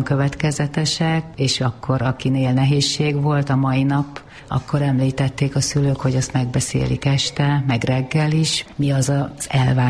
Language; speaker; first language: Hungarian; native; Hungarian